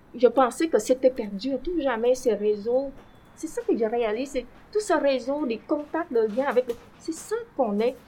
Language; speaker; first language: French; non-native, fluent; Vietnamese